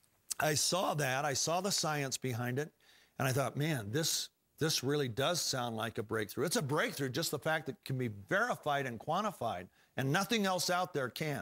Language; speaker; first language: English; native; English